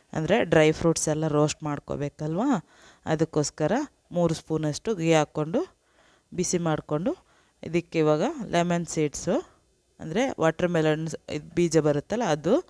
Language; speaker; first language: Kannada; non-native, local second language; Urdu